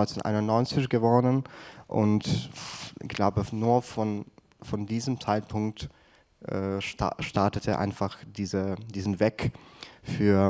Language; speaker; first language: German; non-native, fluent; Ukrainian